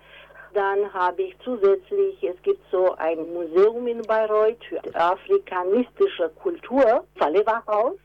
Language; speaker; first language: German; non-native, fluent; Romanian